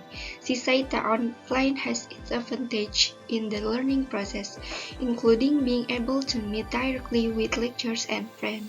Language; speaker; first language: English; non-native, learner; Indonesian